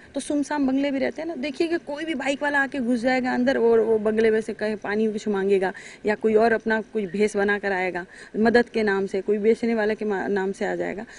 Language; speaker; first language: Hindi; native; Hindi